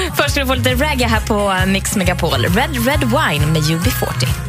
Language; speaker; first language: Swedish; native; Swedish